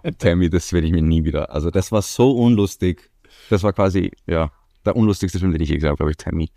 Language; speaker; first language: German; non-native, fluent; Icelandic